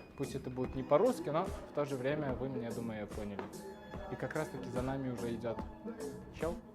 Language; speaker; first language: Russian; non-native, fluent; Turkmen